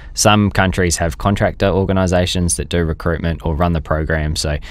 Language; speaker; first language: English; native; English